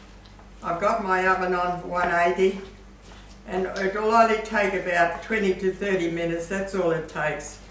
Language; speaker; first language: English; native; English